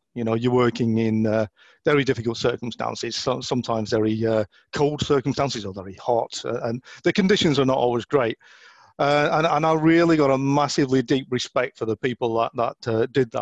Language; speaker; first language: English; native; English